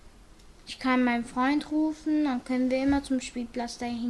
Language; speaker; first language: German; early bilingual, other home language; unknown